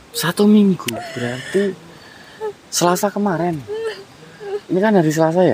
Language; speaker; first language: Indonesian; native; Indonesian